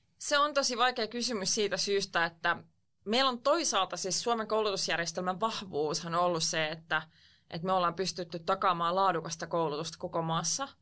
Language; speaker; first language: Finnish; non-native, local second language; Swedish